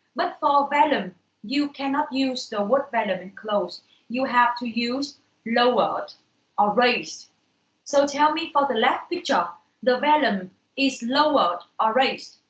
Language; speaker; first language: English; non-native, fluent; Vietnamese